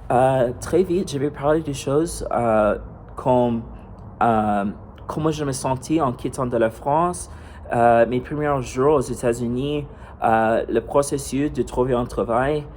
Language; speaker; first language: French; non-native, fluent; English